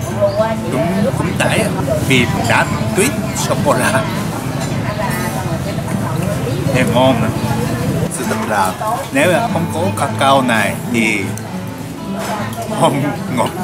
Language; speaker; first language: Vietnamese; non-native, learner; Japanese